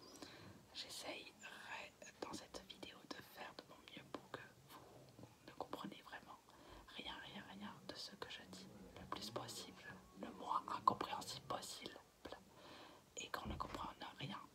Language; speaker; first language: French; native; French